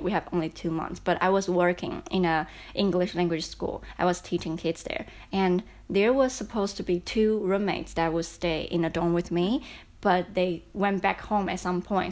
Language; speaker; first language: English; non-native, fluent; Chinese